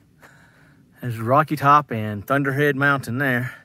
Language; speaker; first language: English; native; English